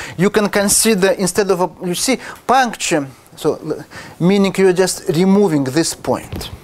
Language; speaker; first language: English; non-native, fluent; Russian